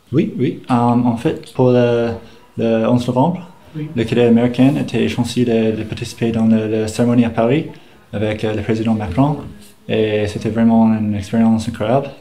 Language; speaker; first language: French; non-native, fluent; English